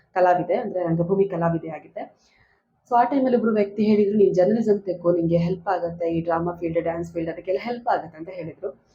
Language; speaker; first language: Kannada; non-native, local second language; Tulu